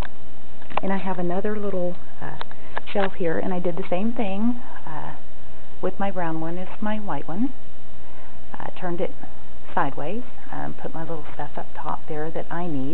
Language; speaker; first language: English; native; English